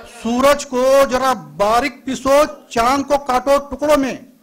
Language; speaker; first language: Hindi; non-native, local second language; Marathi